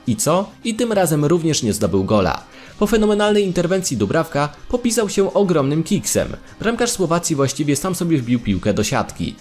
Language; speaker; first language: Polish; native; Polish